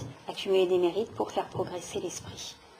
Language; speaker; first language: French; native; French